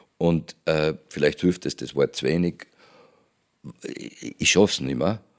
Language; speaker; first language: German; native; German